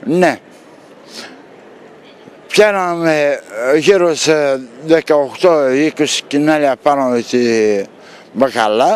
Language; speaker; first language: Greek; non-native, local second language; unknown